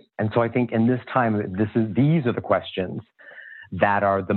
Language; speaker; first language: English; native; English